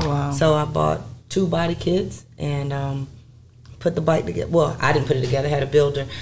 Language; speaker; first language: English; native; English